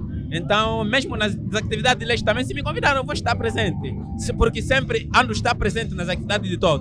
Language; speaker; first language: Portuguese; non-native, fluent; Lingala